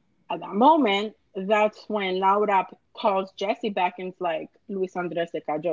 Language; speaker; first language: English; native; English